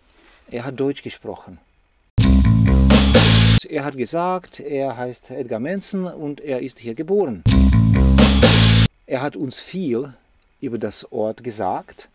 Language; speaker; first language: German; non-native, fluent; Czech